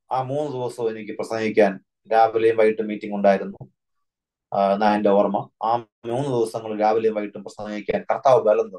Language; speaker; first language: Malayalam; native; Malayalam